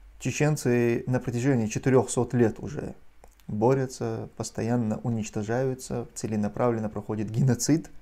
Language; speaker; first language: Russian; non-native, local second language; Chechen